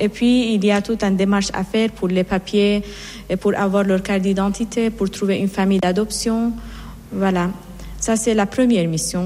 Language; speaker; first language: French; non-native, fluent; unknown